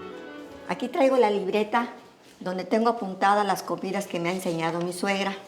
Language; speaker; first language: Spanish; native; Spanish